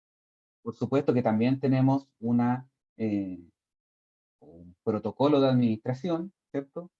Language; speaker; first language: Spanish; native; Spanish